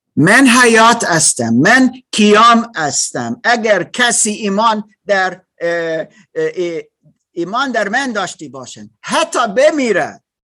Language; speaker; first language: Persian; non-native, learner; German